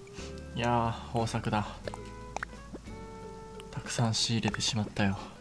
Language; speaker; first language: Japanese; native; Japanese